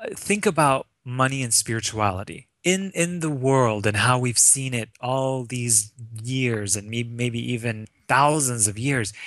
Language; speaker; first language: English; early bilingual, other home language; Arabic